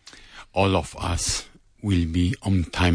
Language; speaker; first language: English; non-native, learner; Spanish